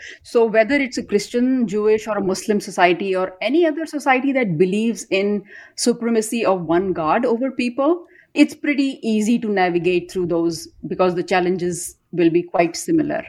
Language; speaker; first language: English; non-native, local second language; Urdu